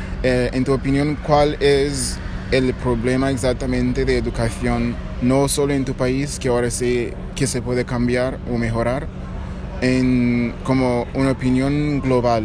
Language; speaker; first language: Spanish; non-native, fluent; English